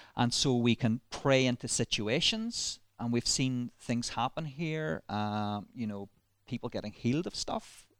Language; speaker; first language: English; native; English